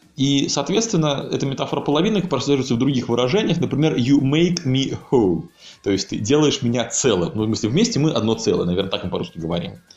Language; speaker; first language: Russian; native; Russian